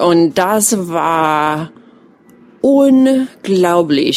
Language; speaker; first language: German; non-native, fluent; English